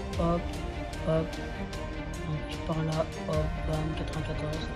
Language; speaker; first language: French; native; French